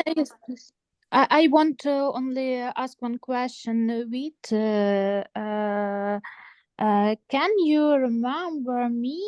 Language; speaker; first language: English; non-native, learner; Ukrainian